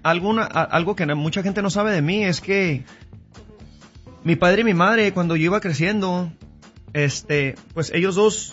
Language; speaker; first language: Spanish; early bilingual, heritage; Spanish